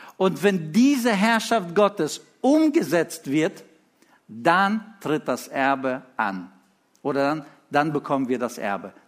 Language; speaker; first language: German; early bilingual, other home language; Russian